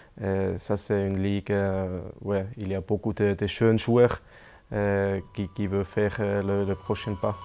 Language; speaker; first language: French; non-native, local second language; German